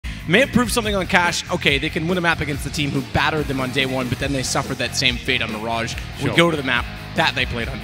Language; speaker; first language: English; native; English